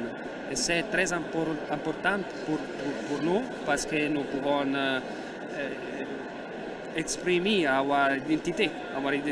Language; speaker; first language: French; non-native, learner; Italian